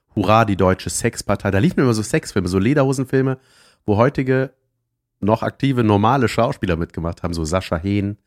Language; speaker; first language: German; native; German